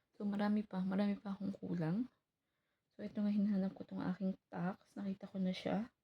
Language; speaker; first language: Filipino; native; Filipino